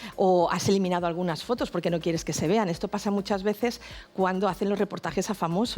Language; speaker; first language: Spanish; native; Spanish